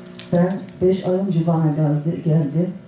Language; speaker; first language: Turkish; non-native, learner; Arabic